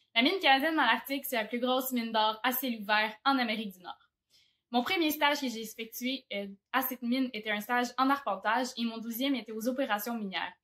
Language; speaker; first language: French; native; French